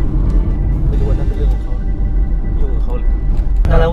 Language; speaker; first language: Thai; native; Thai